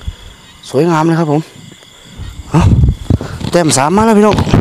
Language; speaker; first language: Thai; non-native, local second language; Northeastern Thai